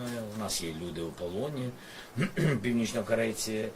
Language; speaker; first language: Ukrainian; non-native, local second language; Russian